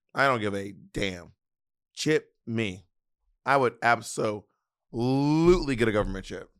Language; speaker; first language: English; native; English